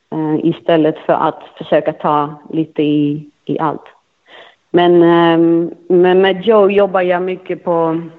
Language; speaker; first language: Swedish; non-native, fluent; Dutch